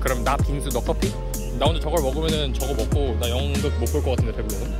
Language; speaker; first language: Korean; native; Korean